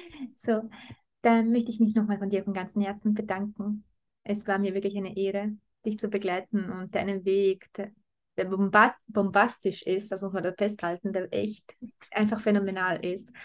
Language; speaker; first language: German; native; German